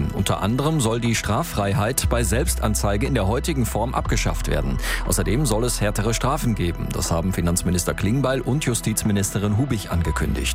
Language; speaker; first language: German; native; German